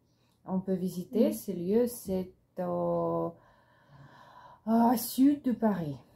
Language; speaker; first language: French; non-native, learner; Russian